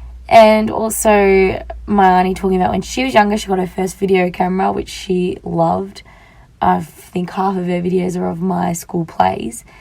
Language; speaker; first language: English; native; English